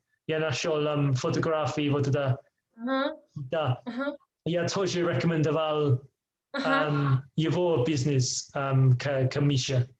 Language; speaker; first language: Russian; non-native, learner; English